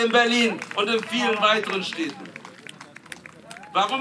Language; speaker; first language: German; native; German